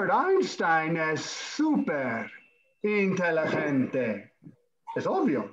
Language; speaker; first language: Spanish; non-native, fluent; English